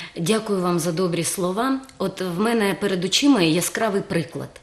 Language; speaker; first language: Ukrainian; native; Ukrainian